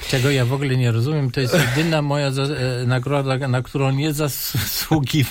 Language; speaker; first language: Polish; non-native, fluent; German